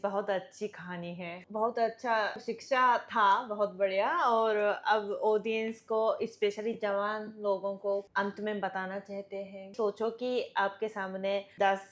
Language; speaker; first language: Hindi; non-native, fluent; Japanese